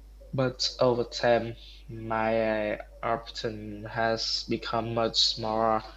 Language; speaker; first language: English; non-native, learner; Vietnamese